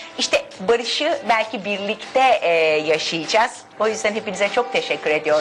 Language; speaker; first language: Turkish; native; Turkish